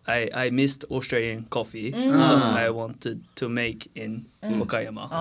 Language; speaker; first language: English; non-native, learner; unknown